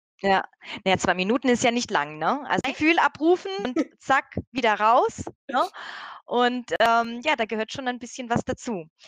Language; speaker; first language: German; native; German